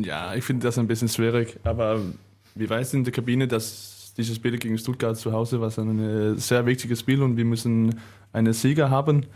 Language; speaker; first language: German; non-native, learner; Danish